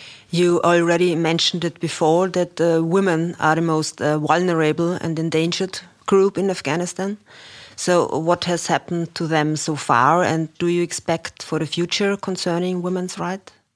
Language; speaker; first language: English; non-native, fluent; German